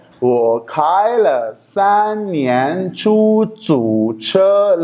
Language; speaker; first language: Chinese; non-native, fluent; Urdu